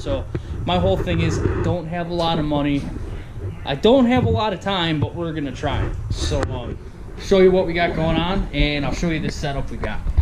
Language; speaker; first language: English; native; English